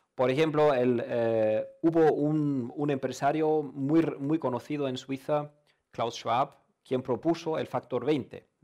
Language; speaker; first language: Spanish; non-native, fluent; German